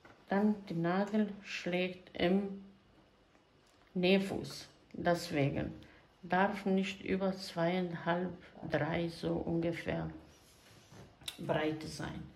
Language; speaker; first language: German; non-native, fluent; Croatian